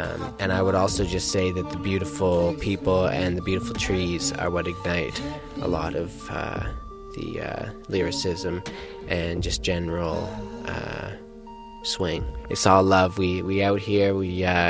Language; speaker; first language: English; native; English